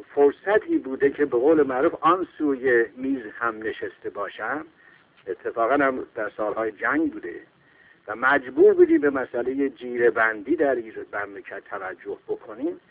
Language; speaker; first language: Persian; non-native, local second language; Azerbaijani